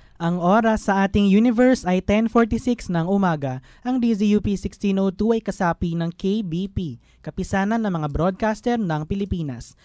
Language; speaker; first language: Filipino; native; Filipino